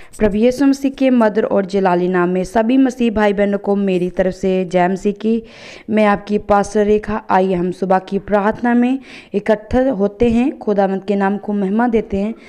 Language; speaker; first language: Hindi; non-native, local second language; Punjabi